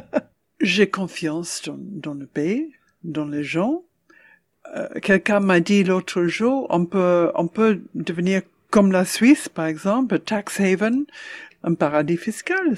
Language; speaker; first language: French; non-native, fluent; English